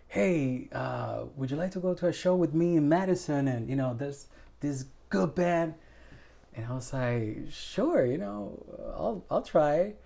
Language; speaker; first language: English; non-native, fluent; Spanish